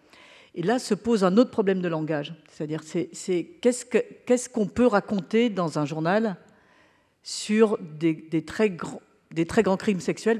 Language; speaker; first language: French; native; French